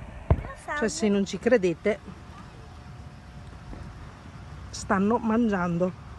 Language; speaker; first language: Italian; native; Italian